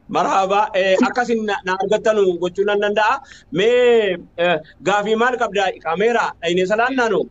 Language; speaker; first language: Oromo; native; Oromo